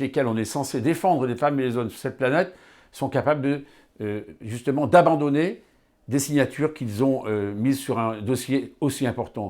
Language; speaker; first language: French; native; French